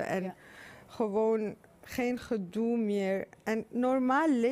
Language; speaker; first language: Dutch; non-native, fluent; Arabic